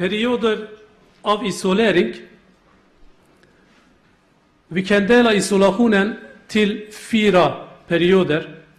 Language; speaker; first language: Swedish; non-native, learner; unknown